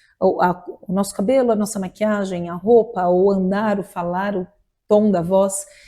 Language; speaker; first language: Portuguese; native; Portuguese